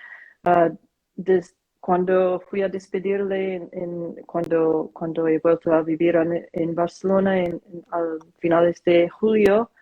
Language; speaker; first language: Spanish; non-native, fluent; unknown